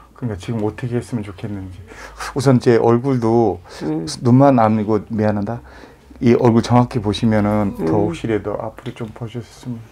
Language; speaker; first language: Korean; native; Korean